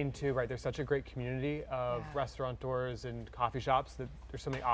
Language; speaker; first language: English; native; English